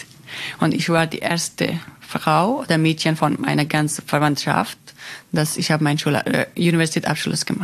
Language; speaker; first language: German; non-native, learner; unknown